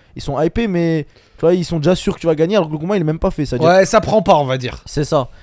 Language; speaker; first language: French; early bilingual, other home language; Chechen